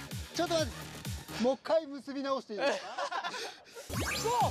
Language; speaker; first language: Japanese; native; Japanese